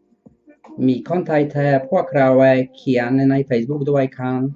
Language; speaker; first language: Thai; non-native, learner; Dutch